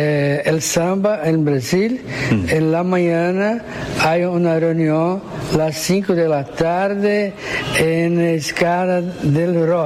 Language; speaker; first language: Spanish; non-native, learner; Portuguese